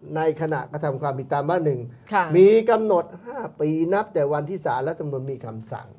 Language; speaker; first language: Thai; native; Thai